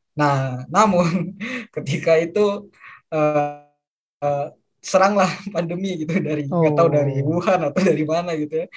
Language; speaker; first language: Indonesian; native; Indonesian